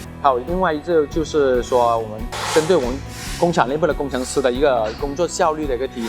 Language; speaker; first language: Chinese; native; Chinese